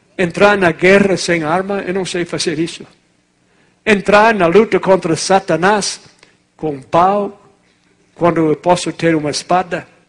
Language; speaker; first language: Portuguese; non-native, fluent; English